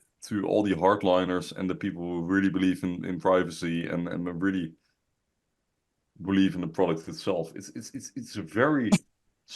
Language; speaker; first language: English; non-native, fluent; Dutch